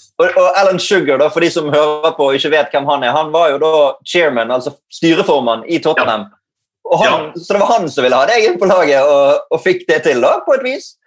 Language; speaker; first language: Norwegian; native; Norwegian